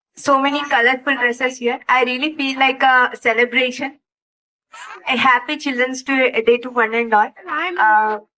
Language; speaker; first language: English; non-native, local second language; Telugu